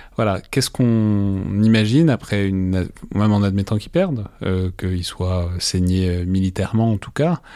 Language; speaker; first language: French; native; French